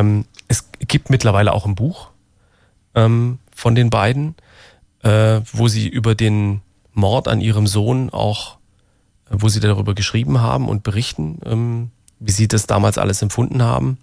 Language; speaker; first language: German; native; German